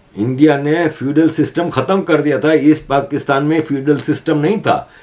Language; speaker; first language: Urdu; native; Urdu